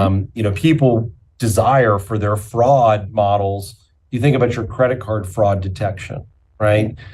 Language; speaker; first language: English; native; English